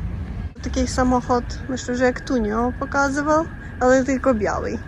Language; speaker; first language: Polish; non-native, fluent; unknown